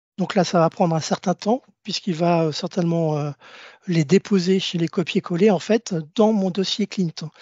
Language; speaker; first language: French; native; French